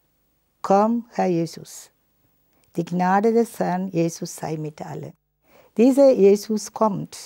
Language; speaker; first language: German; non-native, fluent; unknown